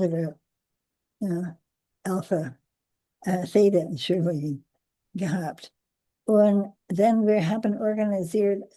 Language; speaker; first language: German; non-native, learner; English